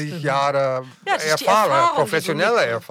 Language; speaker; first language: German; non-native, fluent; English